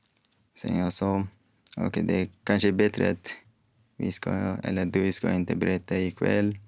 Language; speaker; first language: Swedish; non-native, fluent; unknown